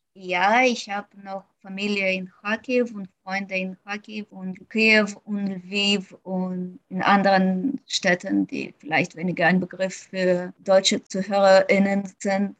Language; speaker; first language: German; non-native, fluent; Ukrainian